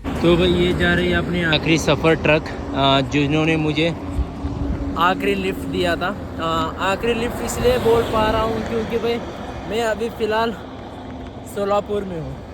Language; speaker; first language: Hindi; non-native, local second language; Kannada